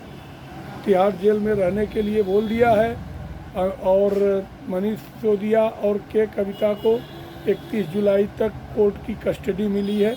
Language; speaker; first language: Hindi; native; Hindi